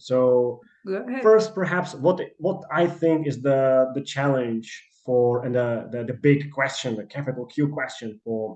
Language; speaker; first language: English; non-native, fluent; Czech